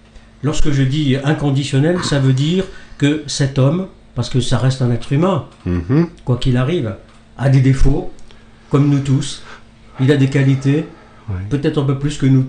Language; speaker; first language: French; native; French